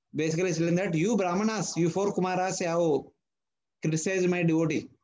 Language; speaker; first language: English; non-native, local second language; Telugu